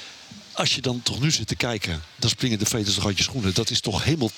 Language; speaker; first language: Dutch; native; Dutch